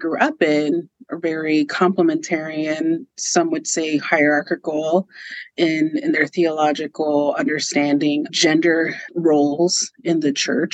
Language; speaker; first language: English; native; English